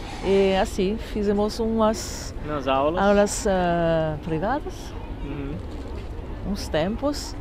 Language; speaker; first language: Portuguese; non-native, fluent; French